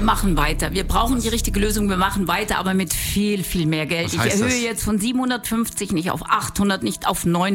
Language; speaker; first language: German; native; German